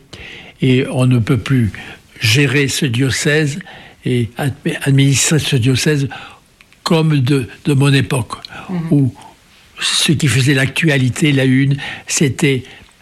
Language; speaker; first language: French; native; French